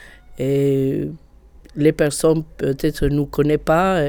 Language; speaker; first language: French; non-native, learner; Albanian